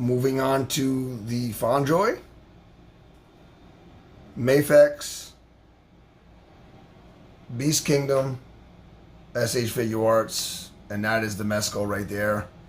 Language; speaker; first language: English; native; English